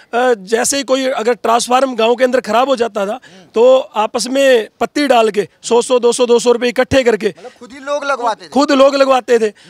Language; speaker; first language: Hindi; native; Hindi